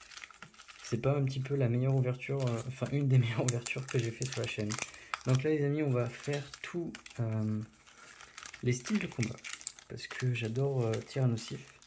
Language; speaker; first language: French; native; French